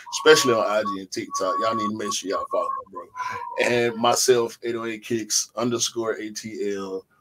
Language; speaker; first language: English; native; English